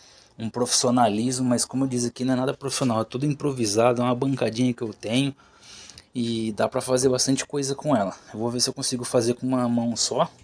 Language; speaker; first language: Portuguese; native; Portuguese